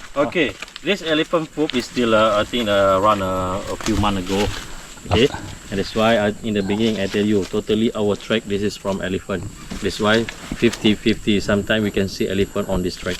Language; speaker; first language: English; non-native, local second language; Malay